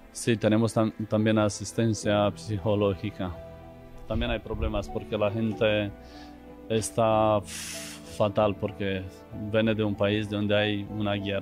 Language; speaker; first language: Spanish; non-native, fluent; Romanian